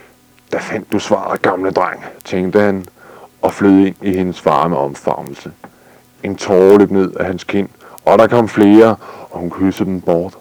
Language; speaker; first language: Danish; native; Danish